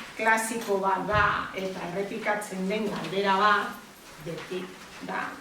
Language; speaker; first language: Basque; non-native, fluent; Catalan